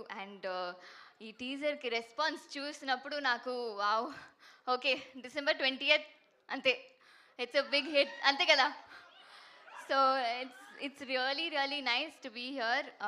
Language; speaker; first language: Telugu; non-native, fluent; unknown